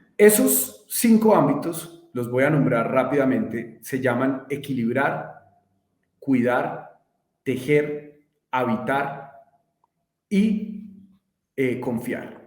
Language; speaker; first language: Spanish; native; Spanish